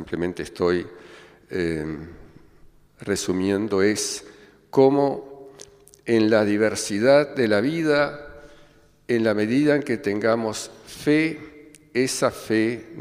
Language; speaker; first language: Spanish; early bilingual, other home language; German